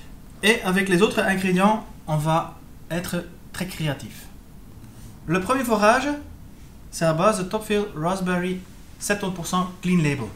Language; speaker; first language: French; native; French